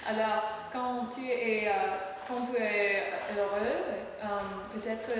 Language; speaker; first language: French; non-native, learner; English